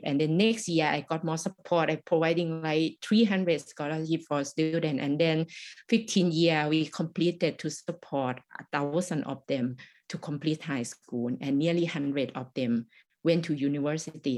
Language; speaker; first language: English; non-native, learner; Thai